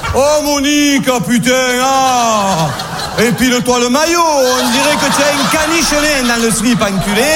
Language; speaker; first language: French; native; French